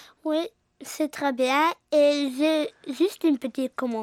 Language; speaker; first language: French; early bilingual, heritage; English